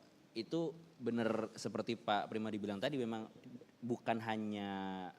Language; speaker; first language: Indonesian; native; Indonesian